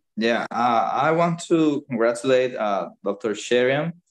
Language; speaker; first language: English; non-native, learner; Spanish